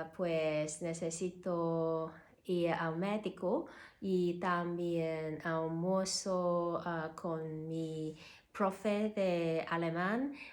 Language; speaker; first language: Spanish; non-native, learner; Cantonese